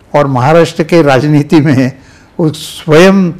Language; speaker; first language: Hindi; non-native, local second language; Marathi